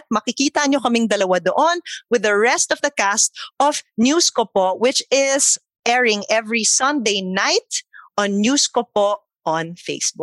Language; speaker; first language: Filipino; native; Filipino